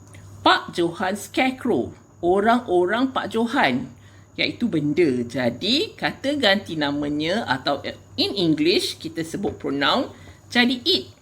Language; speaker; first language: Malay; native; Malay